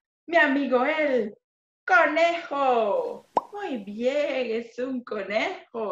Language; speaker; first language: Spanish; non-native, fluent; English